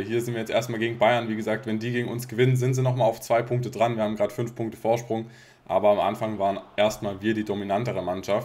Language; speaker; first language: German; native; German